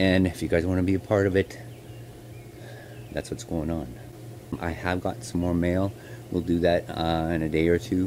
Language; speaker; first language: English; native; English